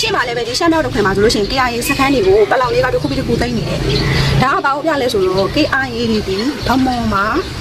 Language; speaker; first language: Burmese; native; Burmese